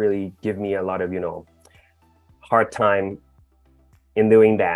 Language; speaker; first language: English; non-native, local second language; Cantonese